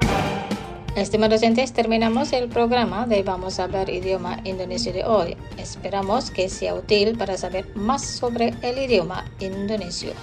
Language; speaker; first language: Spanish; non-native, fluent; Indonesian